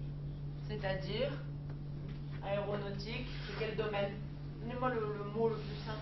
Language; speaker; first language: French; native; French